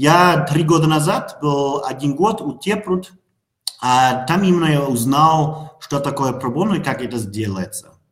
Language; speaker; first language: Russian; non-native, learner; German